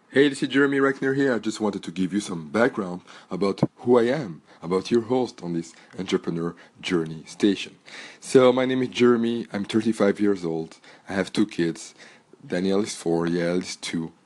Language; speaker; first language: English; non-native, fluent; French